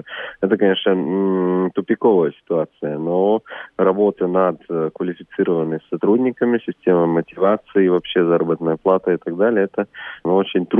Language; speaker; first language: Russian; native; Russian